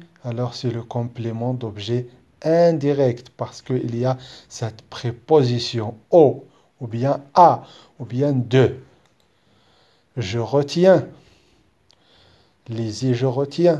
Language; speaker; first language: French; non-native, local second language; Arabic